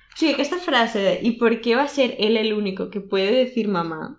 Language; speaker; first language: Spanish; non-native, local second language; Catalan